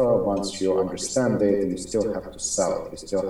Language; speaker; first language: English; non-native, fluent; Ukrainian